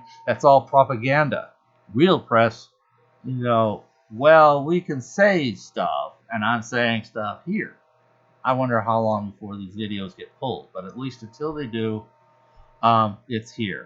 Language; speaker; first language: English; native; English